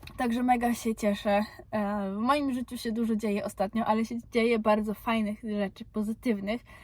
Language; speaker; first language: Polish; early bilingual, heritage; Polish